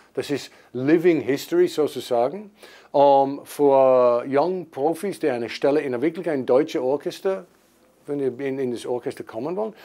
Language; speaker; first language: German; non-native, fluent; English